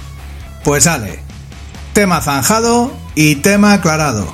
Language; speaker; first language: Spanish; native; Spanish